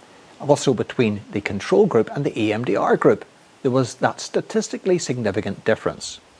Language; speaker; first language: English; native; English